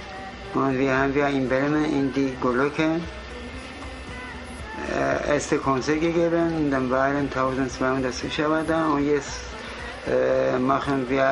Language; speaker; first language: German; non-native, fluent; Kurdish